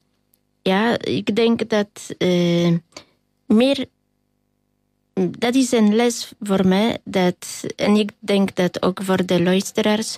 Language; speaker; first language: Dutch; non-native, learner; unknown